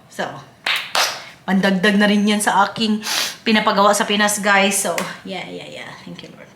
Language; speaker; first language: Filipino; non-native, local second language; Cebuano